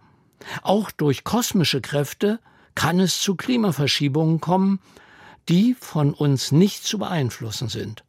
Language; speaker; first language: German; native; German